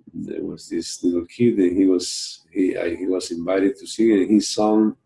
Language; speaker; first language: English; non-native, fluent; Spanish